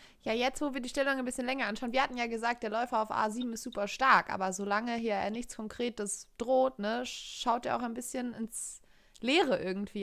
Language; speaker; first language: German; native; German